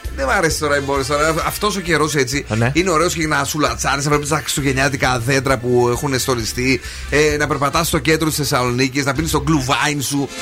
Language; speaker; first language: Greek; native; Greek